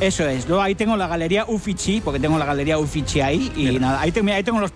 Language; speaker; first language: Spanish; native; Spanish